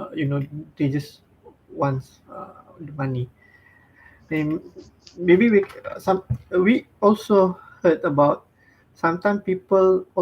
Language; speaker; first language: English; non-native, fluent; Malay